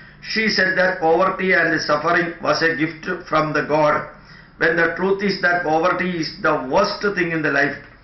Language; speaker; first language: English; non-native, local second language; Malayalam